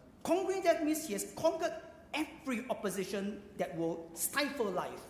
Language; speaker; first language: English; non-native, local second language; Chinese